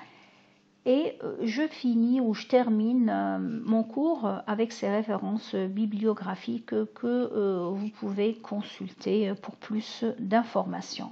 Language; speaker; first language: French; non-native, local second language; Arabic